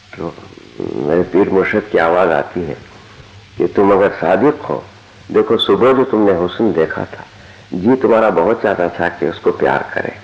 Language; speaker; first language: Urdu; non-native, local second language; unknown